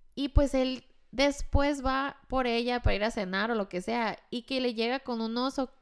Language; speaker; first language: Spanish; early bilingual, heritage; Spanish